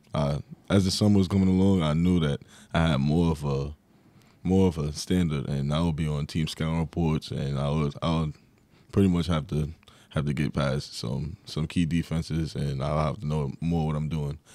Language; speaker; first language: English; native; English